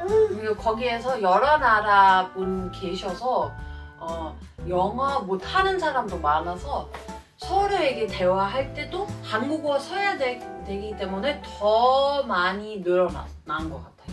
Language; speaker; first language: Korean; non-native, fluent; German